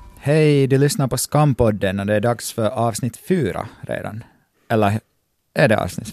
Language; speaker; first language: Swedish; native; Swedish